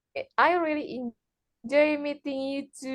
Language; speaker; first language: English; non-native, learner; Indonesian